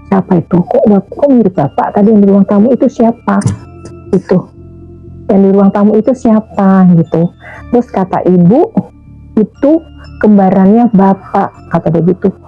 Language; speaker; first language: Indonesian; native; Indonesian